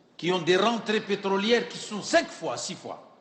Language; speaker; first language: French; non-native, local second language; Arabic